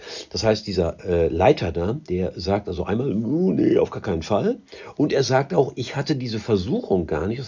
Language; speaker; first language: German; native; German